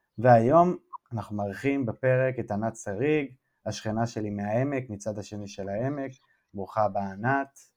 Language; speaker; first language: Hebrew; native; Hebrew